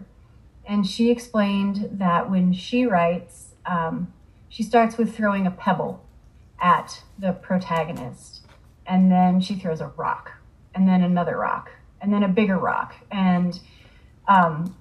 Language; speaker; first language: English; native; English